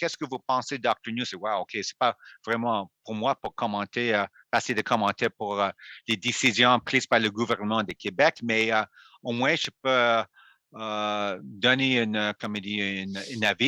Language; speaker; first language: French; non-native, local second language; English